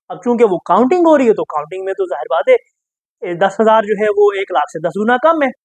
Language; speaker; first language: Urdu; native; Urdu